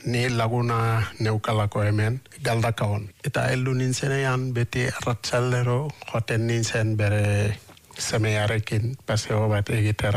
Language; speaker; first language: Basque; non-native, fluent; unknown